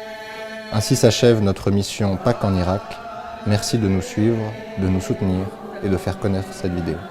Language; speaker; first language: French; native; French